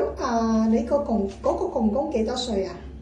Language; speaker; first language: Cantonese; native; Cantonese